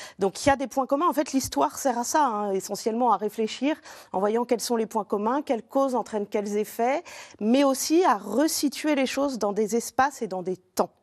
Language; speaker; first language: French; native; French